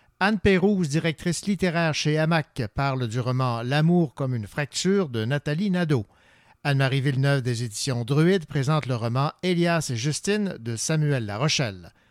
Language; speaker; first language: French; native; French